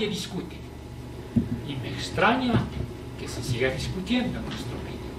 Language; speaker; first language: Spanish; native; Spanish